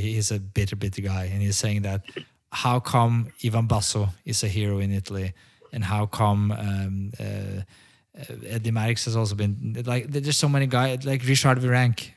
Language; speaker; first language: English; non-native, fluent; Norwegian